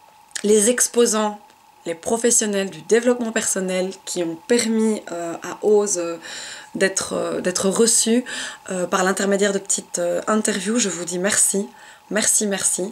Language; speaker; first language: French; native; French